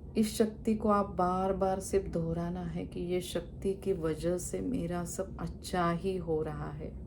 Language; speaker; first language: Hindi; non-native, local second language; Marathi